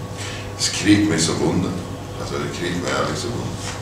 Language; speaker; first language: German; non-native, fluent; Swedish